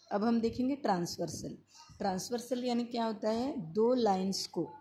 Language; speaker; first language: Hindi; non-native, local second language; Marathi